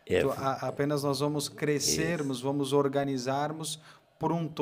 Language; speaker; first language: Portuguese; native; Portuguese